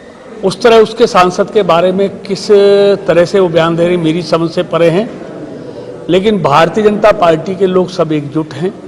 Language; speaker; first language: Hindi; native; Hindi